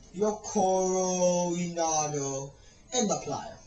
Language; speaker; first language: Spanish; non-native, learner; English